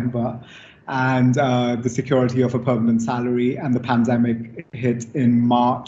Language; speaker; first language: English; non-native, local second language; Hindi